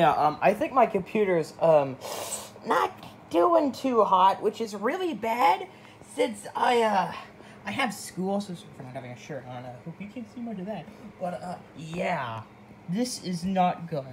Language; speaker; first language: English; native; English